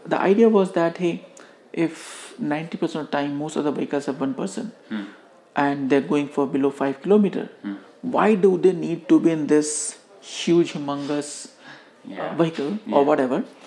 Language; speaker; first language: English; non-native, local second language; Hindi